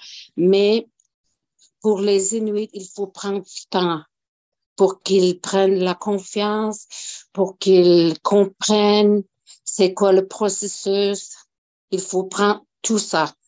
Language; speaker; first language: French; non-native, local second language; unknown